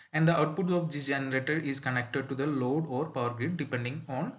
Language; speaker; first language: English; non-native, local second language; Malayalam